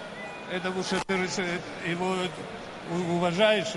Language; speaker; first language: Russian; early bilingual, heritage; Russian